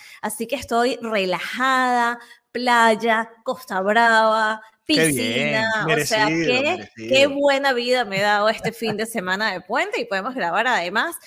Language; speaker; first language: Spanish; native; Spanish